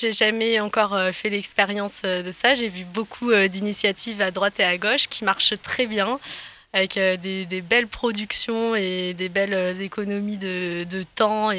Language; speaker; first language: French; native; French